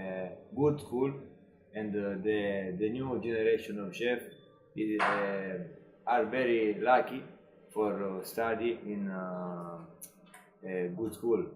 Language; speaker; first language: English; non-native, learner; Italian